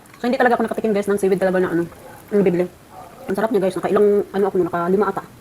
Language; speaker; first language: Filipino; non-native, local second language; Cebuano